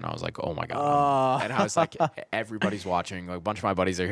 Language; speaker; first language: English; early bilingual, heritage; Persian